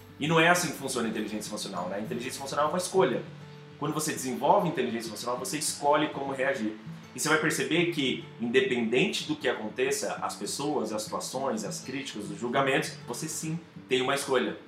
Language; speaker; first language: Portuguese; native; Portuguese